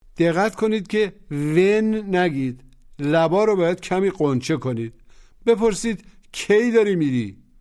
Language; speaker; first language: Persian; native; Persian